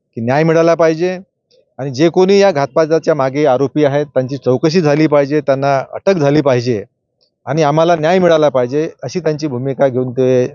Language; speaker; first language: Marathi; native; Marathi